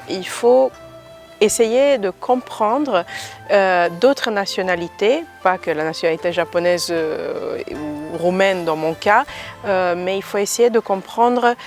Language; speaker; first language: French; early bilingual, other home language; Romanian